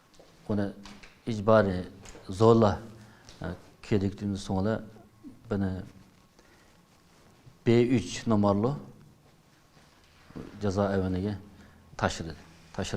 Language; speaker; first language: Turkish; non-native, learner; Uyghur